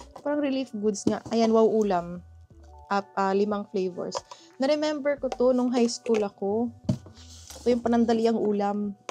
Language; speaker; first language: Filipino; native; Filipino